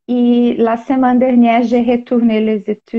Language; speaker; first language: French; non-native, learner; Portuguese